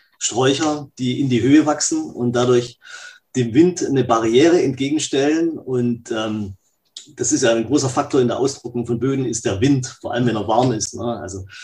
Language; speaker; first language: German; native; German